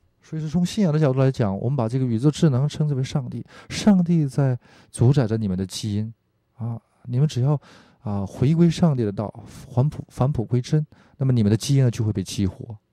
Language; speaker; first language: Chinese; non-native, fluent; Korean